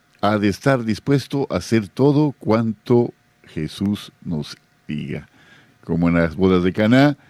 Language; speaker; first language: Spanish; native; Spanish